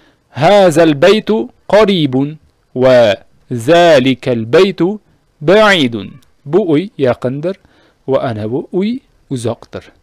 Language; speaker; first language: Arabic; non-native, fluent; Uzbek